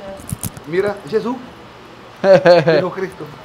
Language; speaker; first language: Spanish; non-native, learner; Portuguese